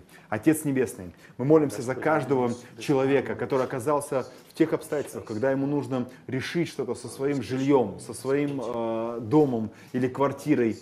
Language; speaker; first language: Russian; native; Russian